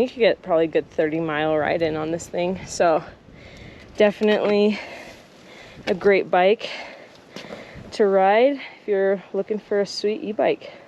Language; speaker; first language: English; native; English